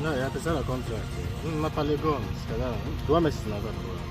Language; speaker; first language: Russian; non-native, learner; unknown